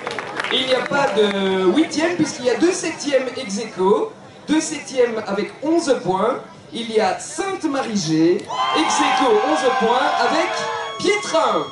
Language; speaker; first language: French; native; French